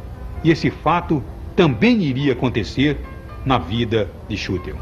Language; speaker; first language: Portuguese; native; Portuguese